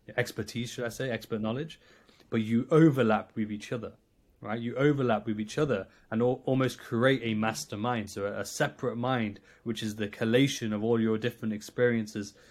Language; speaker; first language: English; native; English